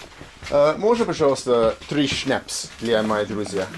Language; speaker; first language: Russian; non-native, learner; English